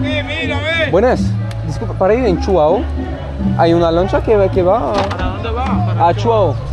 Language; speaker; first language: Spanish; non-native, learner; French